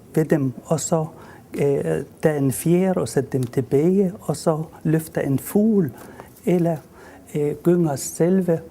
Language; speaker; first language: Danish; non-native, fluent; Arabic